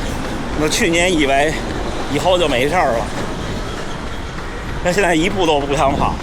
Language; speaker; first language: Chinese; native; Chinese